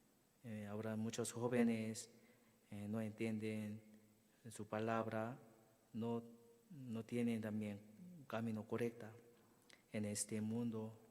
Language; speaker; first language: Spanish; non-native, learner; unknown